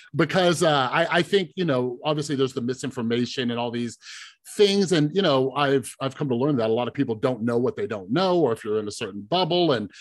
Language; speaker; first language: English; native; English